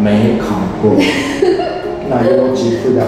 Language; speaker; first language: Chinese; non-native, fluent; Japanese